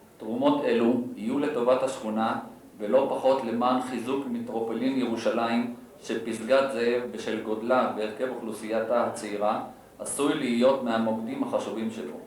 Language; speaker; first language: Hebrew; native; Hebrew